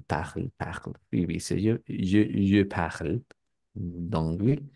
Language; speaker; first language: French; non-native, learner; Spanish